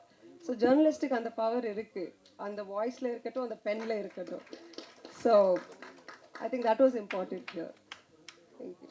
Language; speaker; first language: Tamil; non-native, fluent; Kannada